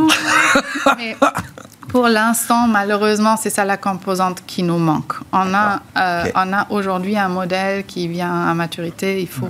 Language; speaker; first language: French; native; French